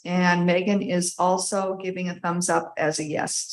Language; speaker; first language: English; native; English